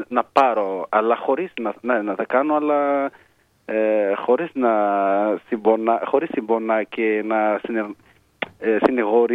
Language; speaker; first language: Greek; non-native, fluent; Arabic